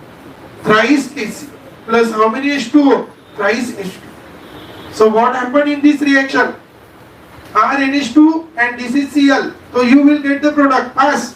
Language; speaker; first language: English; non-native, local second language; Marathi